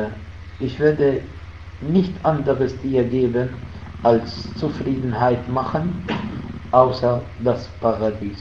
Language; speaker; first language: German; non-native, fluent; Arabic